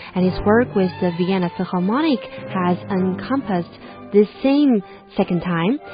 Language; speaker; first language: English; non-native, fluent; Chinese